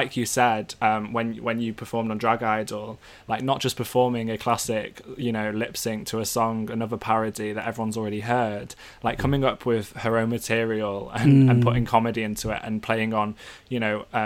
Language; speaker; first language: English; native; English